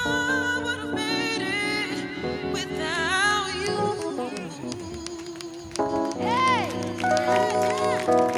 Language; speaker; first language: English; native; English